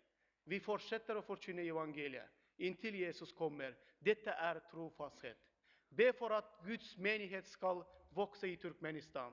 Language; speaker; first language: Swedish; non-native, learner; Turkmen